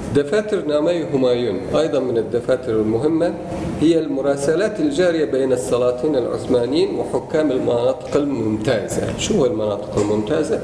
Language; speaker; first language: Arabic; non-native, fluent; Turkish